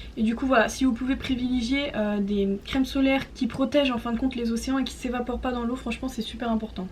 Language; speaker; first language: French; native; French